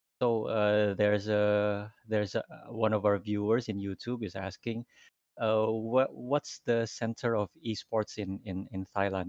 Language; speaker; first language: English; non-native, fluent; Indonesian